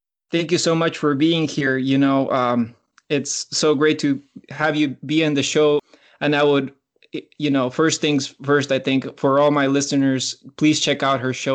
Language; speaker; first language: English; early bilingual, other home language; Spanish